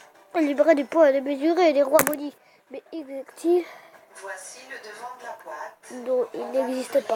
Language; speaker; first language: French; native; French